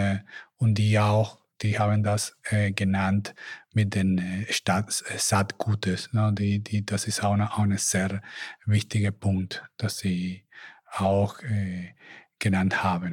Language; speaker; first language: German; non-native, learner; Spanish